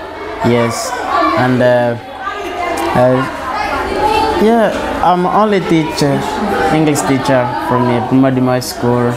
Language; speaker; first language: English; non-native, learner; Portuguese